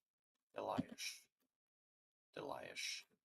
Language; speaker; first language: Russian; non-native, learner; English